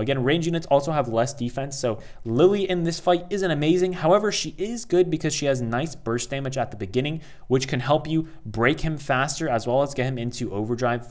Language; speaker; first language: English; native; English